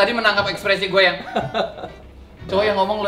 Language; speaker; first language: Indonesian; native; Indonesian